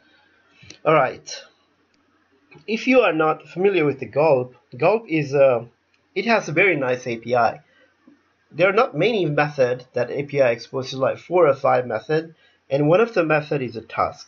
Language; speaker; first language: English; non-native, fluent; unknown